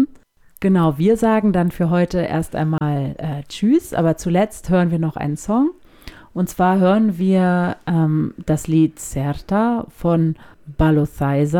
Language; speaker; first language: German; native; German